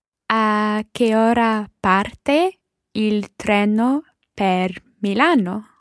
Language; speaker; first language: Italian; non-native, learner; English